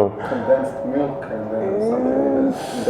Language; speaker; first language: English; non-native, fluent; Serbian